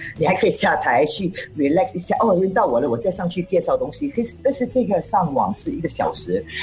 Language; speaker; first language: Chinese; non-native, local second language; Cantonese